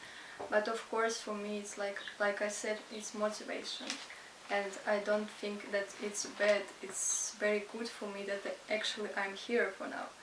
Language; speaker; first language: English; non-native, learner; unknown